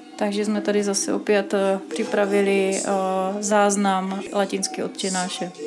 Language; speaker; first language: Czech; native; Czech